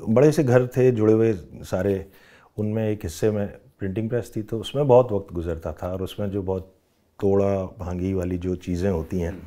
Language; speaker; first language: Hindi; non-native, local second language; Rajasthani